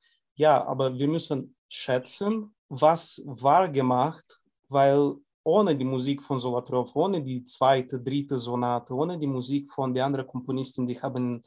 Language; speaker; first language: German; non-native, fluent; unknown